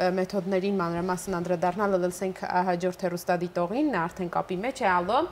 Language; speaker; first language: Armenian; native; Armenian